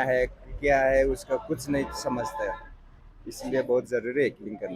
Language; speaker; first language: Hindi; non-native, learner; Nepali